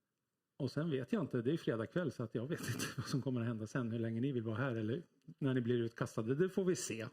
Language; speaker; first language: Swedish; native; Swedish